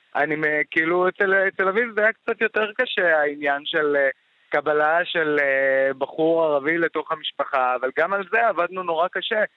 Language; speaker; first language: Hebrew; non-native, local second language; Arabic